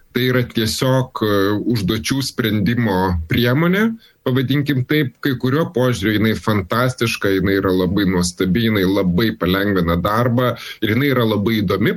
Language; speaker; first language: Lithuanian; native; Lithuanian